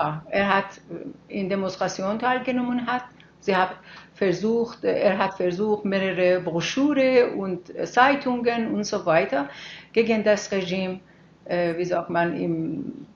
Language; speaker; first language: German; non-native, fluent; Persian